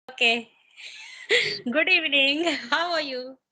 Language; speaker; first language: English; non-native, learner; Hindi